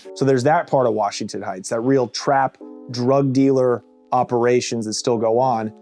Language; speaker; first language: English; native; English